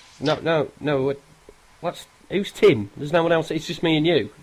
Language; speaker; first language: English; native; English